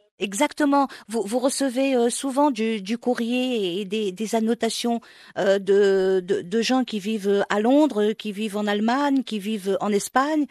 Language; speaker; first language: French; non-native, local second language; Arabic